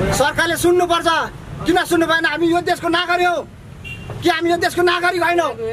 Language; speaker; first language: Nepali; non-native, local second language; Limbu